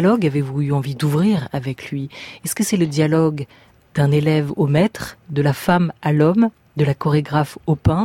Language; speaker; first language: French; native; French